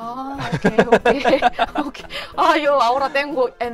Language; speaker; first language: Spanish; non-native, learner; Korean